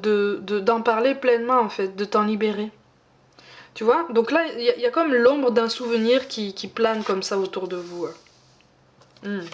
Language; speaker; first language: French; native; French